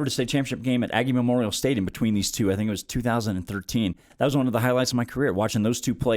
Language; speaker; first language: English; native; English